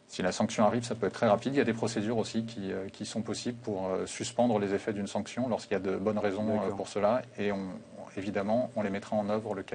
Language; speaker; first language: French; native; French